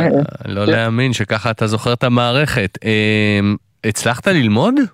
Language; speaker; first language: Hebrew; native; Hebrew